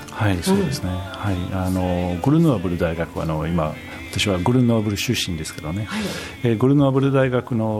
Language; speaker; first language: Japanese; non-native, fluent; French